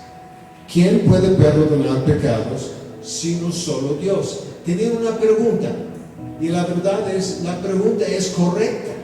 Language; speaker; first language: Spanish; non-native, fluent; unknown